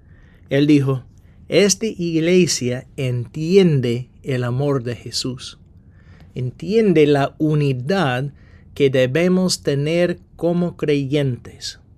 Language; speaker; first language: Spanish; non-native, fluent; English